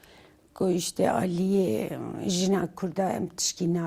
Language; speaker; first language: Kurdish; non-native, local second language; Turkish